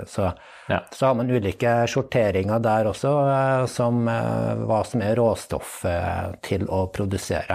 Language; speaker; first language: Norwegian; native; Norwegian